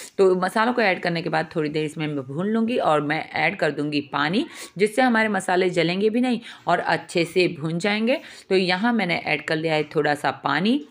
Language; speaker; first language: Hindi; non-native, local second language; Gujarati